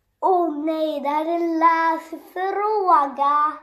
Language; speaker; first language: Swedish; early bilingual, other home language; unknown